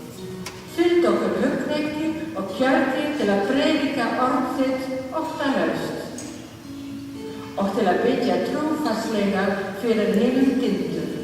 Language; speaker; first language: Icelandic; non-native, learner; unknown